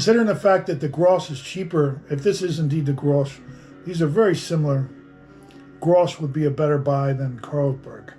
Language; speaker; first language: English; native; English